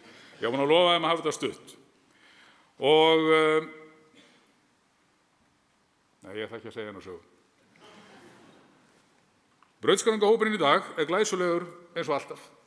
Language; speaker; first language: Icelandic; native; Icelandic